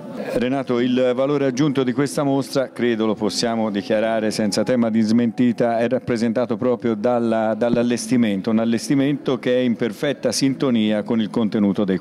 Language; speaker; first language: Italian; native; Italian